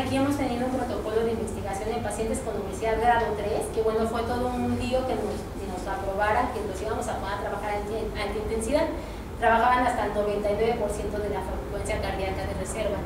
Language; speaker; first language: Spanish; native; Spanish